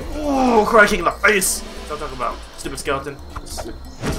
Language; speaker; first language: English; native; English